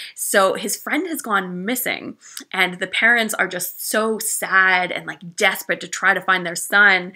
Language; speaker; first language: English; native; English